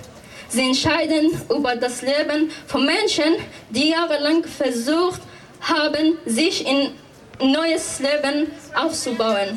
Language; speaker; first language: German; non-native, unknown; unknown